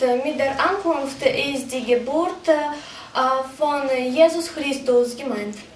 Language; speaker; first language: German; non-native, learner; Russian